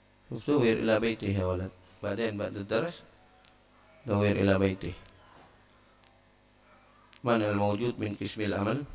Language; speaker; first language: Arabic; non-native, fluent; Indonesian